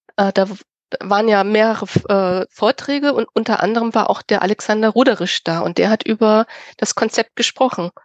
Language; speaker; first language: German; native; German